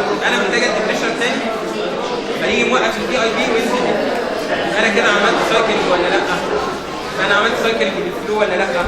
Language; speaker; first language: Arabic; native; Arabic